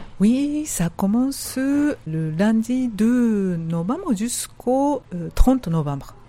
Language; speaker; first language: French; non-native, fluent; Japanese